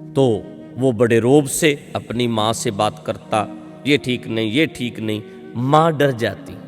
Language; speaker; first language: Hindi; non-native, local second language; Punjabi